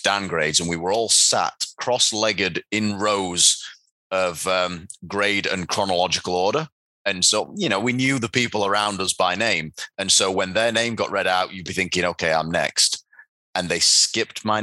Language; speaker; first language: English; native; English